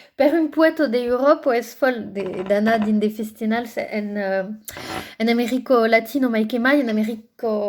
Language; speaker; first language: Occitan; non-native, local second language; French